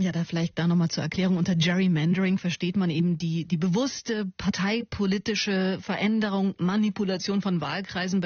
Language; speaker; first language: German; native; German